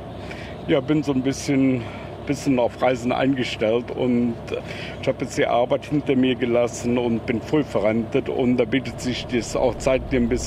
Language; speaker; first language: German; native; German